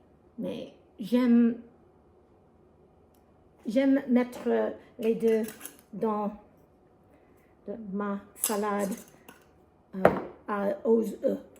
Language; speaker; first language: French; non-native, learner; English